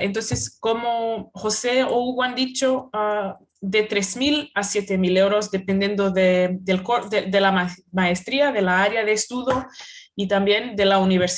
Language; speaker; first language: Spanish; non-native, fluent; Portuguese